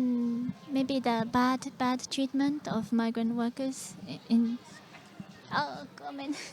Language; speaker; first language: English; non-native, fluent; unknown